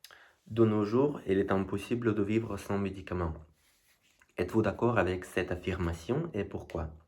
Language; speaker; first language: French; non-native, learner; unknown